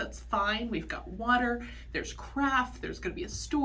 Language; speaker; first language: English; native; English